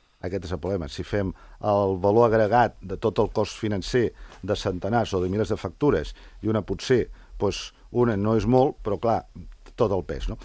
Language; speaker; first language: Catalan; non-native, local second language; Spanish